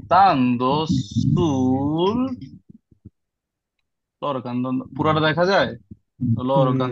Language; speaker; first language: Italian; non-native, fluent; Bangla